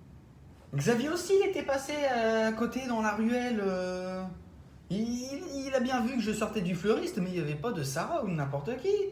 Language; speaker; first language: French; native; French